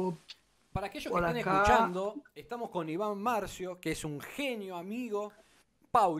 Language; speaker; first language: Portuguese; non-native, learner; Spanish